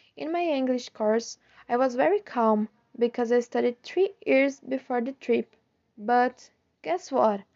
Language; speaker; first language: English; non-native, learner; Chinese